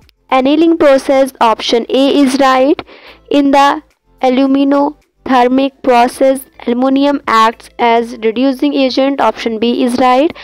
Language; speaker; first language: English; non-native, local second language; Hindi